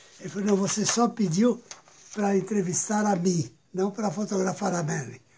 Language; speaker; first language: Portuguese; native; Portuguese